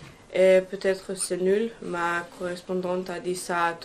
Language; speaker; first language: French; non-native, learner; Croatian